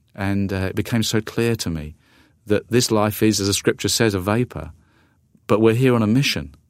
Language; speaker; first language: English; native; English